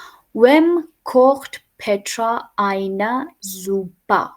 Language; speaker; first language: German; non-native, fluent; Urdu